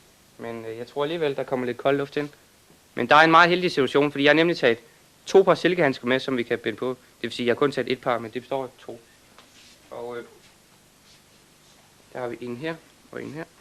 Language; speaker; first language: Danish; native; Danish